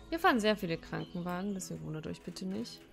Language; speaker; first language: German; native; German